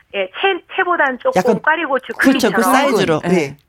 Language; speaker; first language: Korean; native; Korean